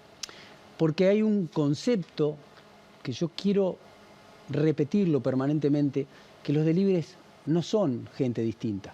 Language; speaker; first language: Spanish; native; Spanish